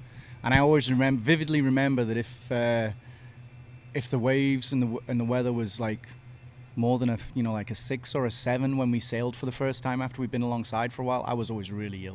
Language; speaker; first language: English; native; English